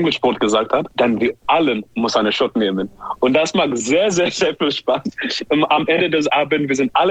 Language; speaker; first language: German; non-native, learner; English